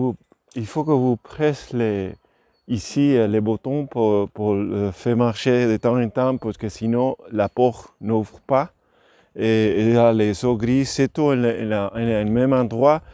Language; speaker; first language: French; non-native, learner; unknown